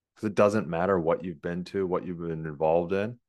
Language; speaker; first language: English; native; English